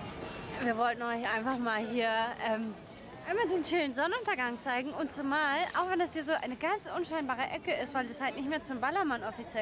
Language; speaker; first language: German; native; German